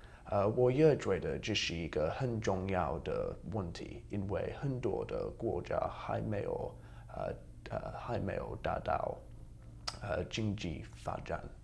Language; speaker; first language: Chinese; non-native, learner; English